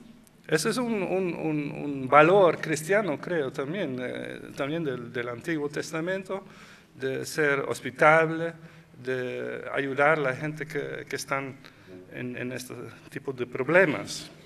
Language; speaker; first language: Spanish; non-native, fluent; Dutch